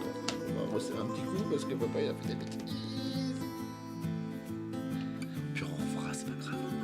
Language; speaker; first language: French; native; French